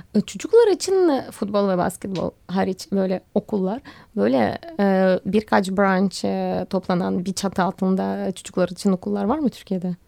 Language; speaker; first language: Turkish; non-native, fluent; Russian